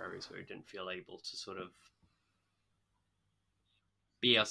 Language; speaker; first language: English; native; English